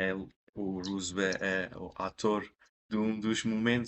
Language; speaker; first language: Portuguese; non-native, fluent; Persian